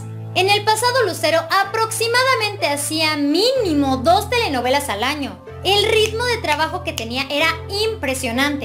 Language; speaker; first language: Spanish; native; Spanish